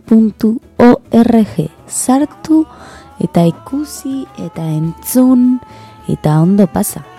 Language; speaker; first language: Basque; non-native, learner; Spanish